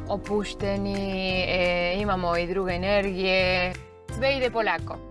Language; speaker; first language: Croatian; non-native, learner; Spanish